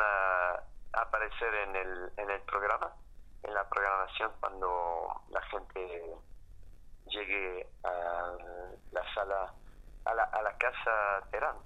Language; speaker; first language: Spanish; non-native, fluent; French